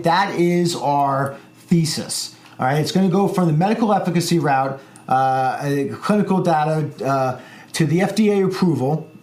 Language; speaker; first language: English; native; English